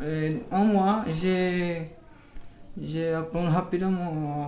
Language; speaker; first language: French; non-native, learner; Portuguese